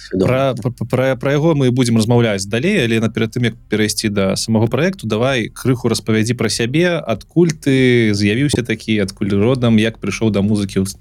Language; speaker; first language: Belarusian; non-native, local second language; Russian